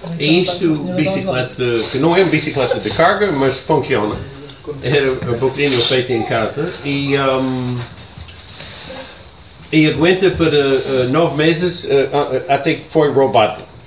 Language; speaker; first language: Portuguese; non-native, learner; English